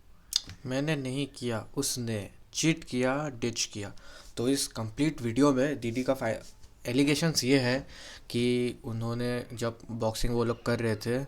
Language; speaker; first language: Hindi; non-native, local second language; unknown